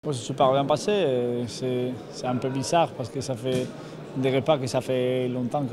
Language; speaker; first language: French; non-native, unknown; Spanish